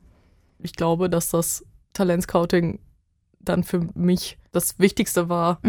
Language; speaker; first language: German; non-native, fluent; Bosnian